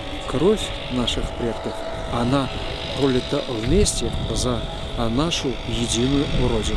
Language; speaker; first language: Russian; native; Russian